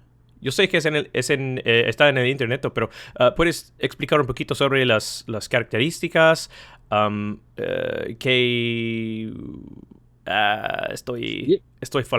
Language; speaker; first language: Spanish; non-native, learner; English